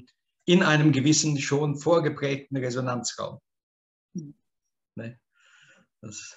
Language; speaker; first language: German; native; German